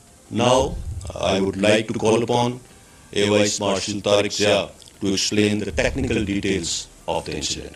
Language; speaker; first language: English; non-native, local second language; Urdu